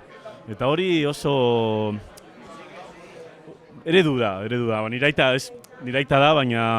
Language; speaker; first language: Basque; non-native, local second language; Spanish